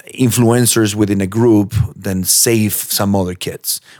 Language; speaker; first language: English; non-native, fluent; Spanish